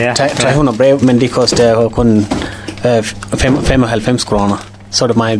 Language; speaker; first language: Danish; non-native, learner; Tamil